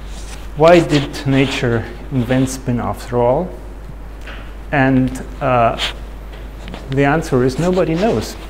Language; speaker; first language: English; non-native, fluent; German